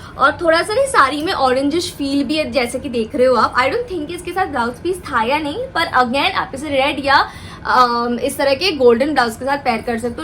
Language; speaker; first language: Hindi; non-native, local second language; Bangla